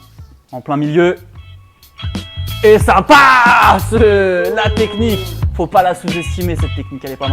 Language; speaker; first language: French; native; French